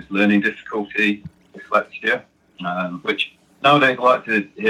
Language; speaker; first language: English; native; English